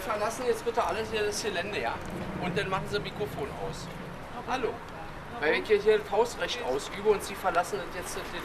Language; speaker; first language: German; native; German